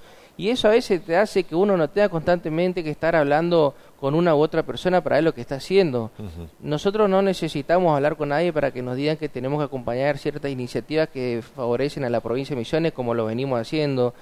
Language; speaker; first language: Spanish; native; Spanish